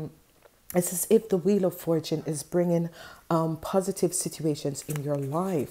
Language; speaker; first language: English; non-native, fluent; Dutch